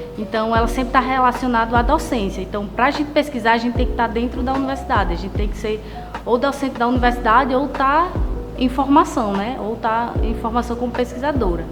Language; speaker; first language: Portuguese; native; Portuguese